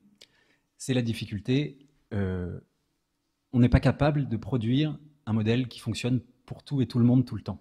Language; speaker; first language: French; native; French